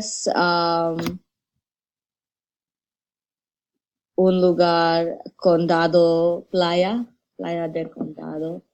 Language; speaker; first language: Spanish; non-native, learner; English